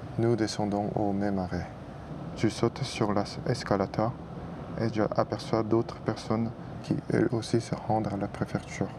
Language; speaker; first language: French; non-native, fluent; Korean